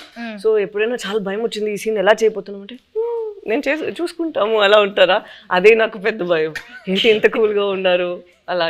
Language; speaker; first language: Telugu; non-native, fluent; Tamil